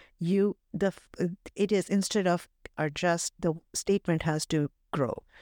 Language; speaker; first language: English; non-native, local second language; Hindi